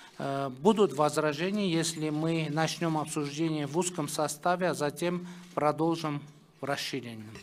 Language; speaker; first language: Russian; non-native, local second language; Armenian